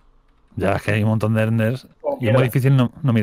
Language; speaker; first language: Spanish; native; Spanish